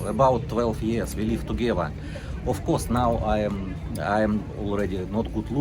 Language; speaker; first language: English; non-native, learner; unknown